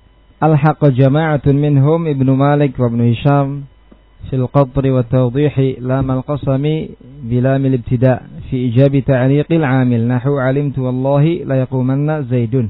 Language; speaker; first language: Arabic; non-native, fluent; Indonesian